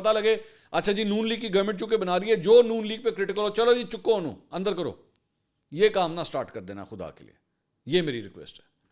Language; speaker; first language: Urdu; native; Urdu